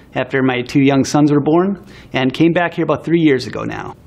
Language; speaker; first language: English; native; English